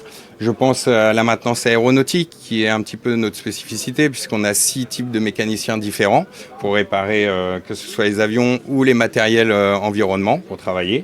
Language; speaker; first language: French; native; French